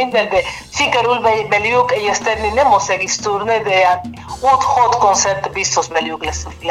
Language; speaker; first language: Hungarian; non-native, learner; Spanish